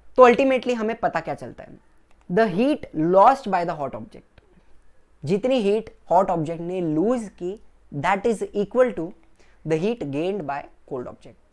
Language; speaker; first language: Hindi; non-native, local second language; Gujarati